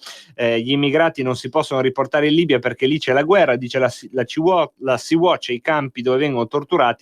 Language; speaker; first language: Italian; native; Italian